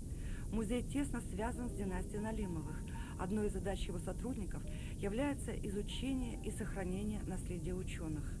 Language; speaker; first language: Russian; native; Russian